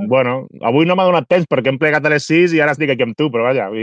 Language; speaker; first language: Catalan; native; Catalan